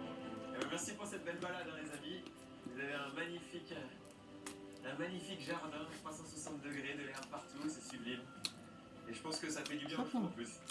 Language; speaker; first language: French; native; French